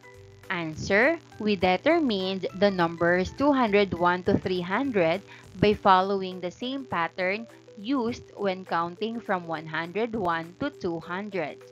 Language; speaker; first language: English; non-native, local second language; Filipino